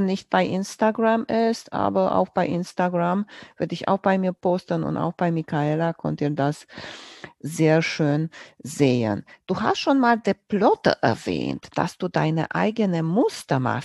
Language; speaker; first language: German; non-native, fluent; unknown